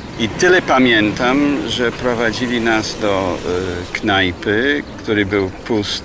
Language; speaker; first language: Polish; non-native, fluent; English